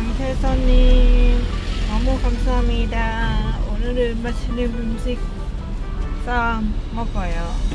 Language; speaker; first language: Korean; non-native, learner; Lao